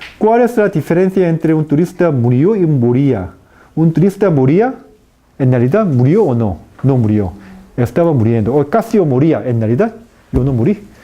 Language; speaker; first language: Spanish; non-native, fluent; Korean